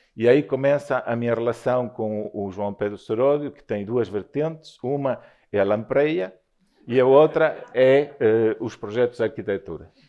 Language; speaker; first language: Portuguese; non-native, fluent; Spanish